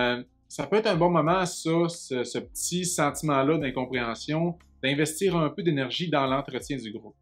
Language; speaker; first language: French; native; French